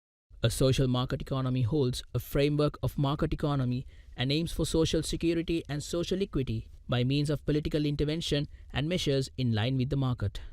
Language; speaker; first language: English; non-native, local second language; Sinhala